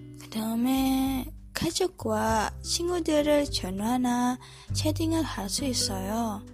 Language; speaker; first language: Korean; non-native, learner; Indonesian